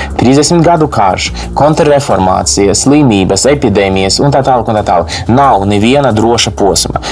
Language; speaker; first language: Latvian; non-native, local second language; Russian